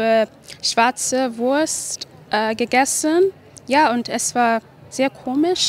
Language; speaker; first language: German; non-native, fluent; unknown